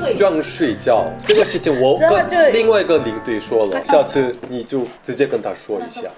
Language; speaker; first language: Chinese; non-native, fluent; Korean